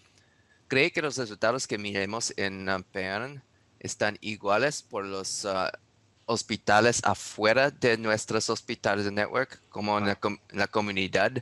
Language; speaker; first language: Spanish; non-native, learner; English